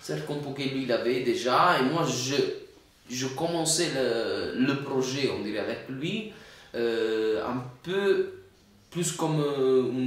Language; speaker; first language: French; non-native, fluent; Italian